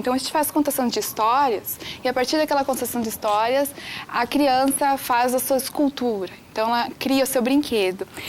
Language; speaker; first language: Portuguese; native; Portuguese